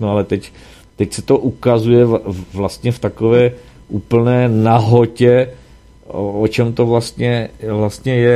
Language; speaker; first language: Czech; native; Czech